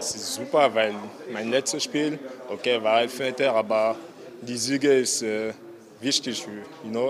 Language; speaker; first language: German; non-native, learner; French